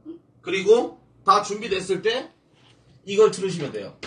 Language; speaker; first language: Korean; native; Korean